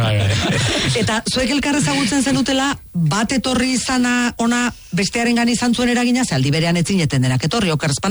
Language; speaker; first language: Basque; native; Basque